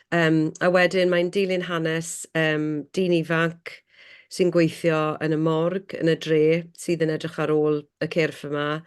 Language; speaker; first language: Welsh; native; Welsh